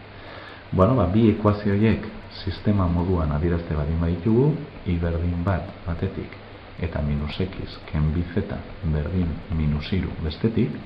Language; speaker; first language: Basque; native; Basque